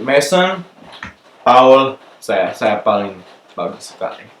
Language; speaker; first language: Indonesian; non-native, local second language; English